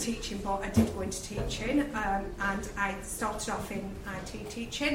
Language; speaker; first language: English; native; English